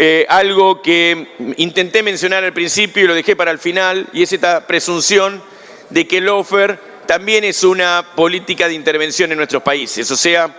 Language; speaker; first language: Spanish; native; Spanish